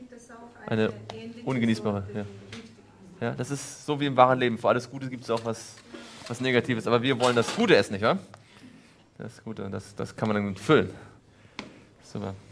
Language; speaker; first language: German; native; German